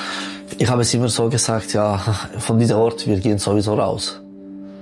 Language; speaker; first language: German; non-native, local second language; French